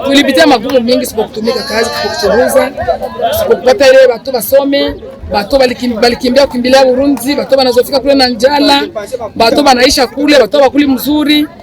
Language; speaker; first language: Swahili; native; Swahili